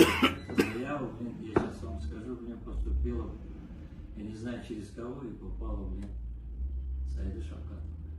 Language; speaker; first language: Russian; non-native, local second language; Uzbek